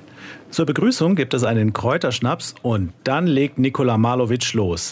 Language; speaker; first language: German; native; German